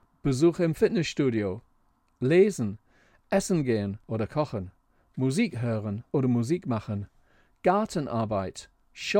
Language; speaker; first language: German; non-native, fluent; English